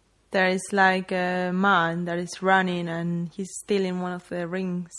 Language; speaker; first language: English; non-native, fluent; Spanish